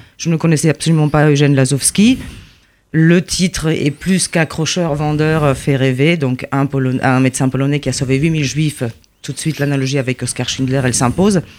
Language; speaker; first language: French; non-native, fluent; Polish